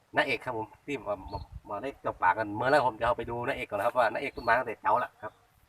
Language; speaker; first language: Thai; native; Thai